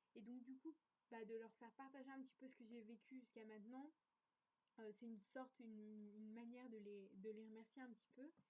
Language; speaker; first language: French; native; French